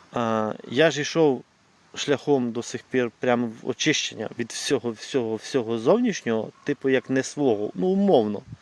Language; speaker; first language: Ukrainian; non-native, local second language; Russian